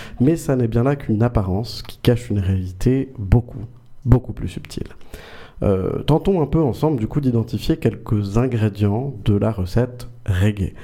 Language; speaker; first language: French; native; French